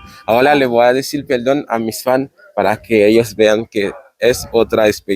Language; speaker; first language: Spanish; non-native, fluent; Haitian Creole